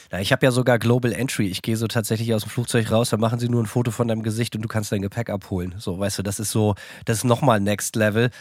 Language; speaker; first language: German; native; German